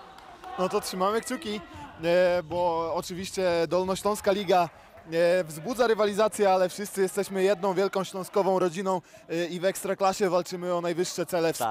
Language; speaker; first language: Polish; native; Polish